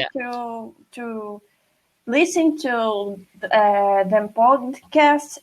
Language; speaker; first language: English; non-native, fluent; Portuguese